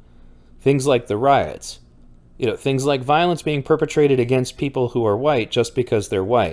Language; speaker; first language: English; native; English